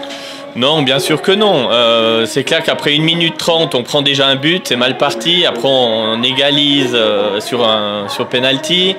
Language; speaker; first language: French; native; French